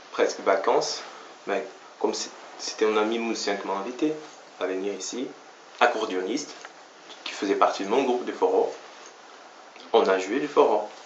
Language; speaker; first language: French; non-native, fluent; Portuguese